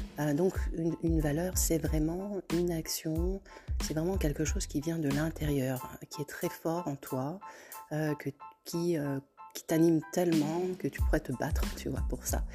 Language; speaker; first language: French; native; French